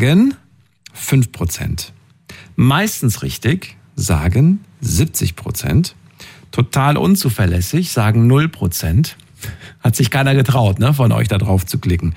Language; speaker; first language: German; native; German